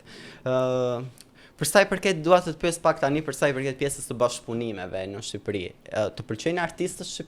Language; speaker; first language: Albanian; native; Albanian